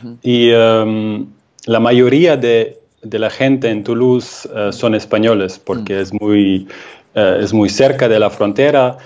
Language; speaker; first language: Spanish; non-native, fluent; German